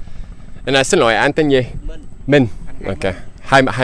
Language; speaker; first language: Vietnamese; non-native, learner; English